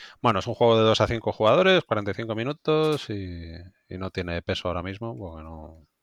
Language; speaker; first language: Spanish; native; Spanish